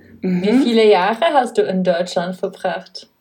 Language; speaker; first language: German; non-native, fluent; Czech